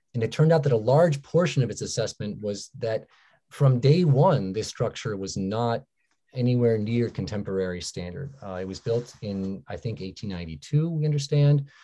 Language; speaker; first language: English; native; English